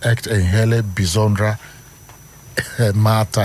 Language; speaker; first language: Dutch; non-native, learner; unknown